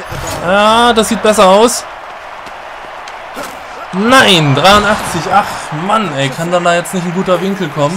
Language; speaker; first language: German; native; German